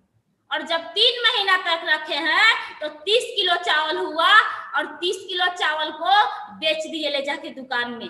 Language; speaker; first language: Hindi; non-native, local second language; Bhojpuri